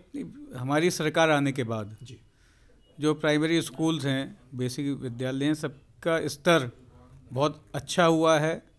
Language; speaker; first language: Hindi; native; Hindi